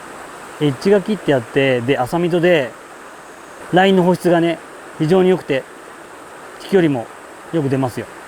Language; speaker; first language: Japanese; native; Japanese